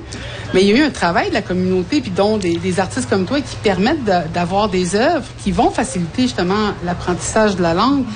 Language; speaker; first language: French; native; French